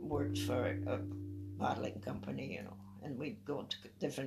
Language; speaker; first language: English; non-native, fluent; French